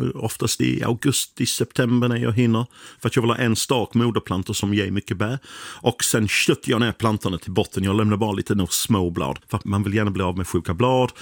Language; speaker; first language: Swedish; non-native, fluent; English